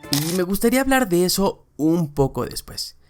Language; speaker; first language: Spanish; native; Spanish